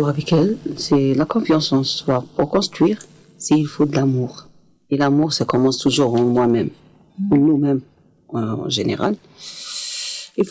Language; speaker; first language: French; non-native, local second language; Arabic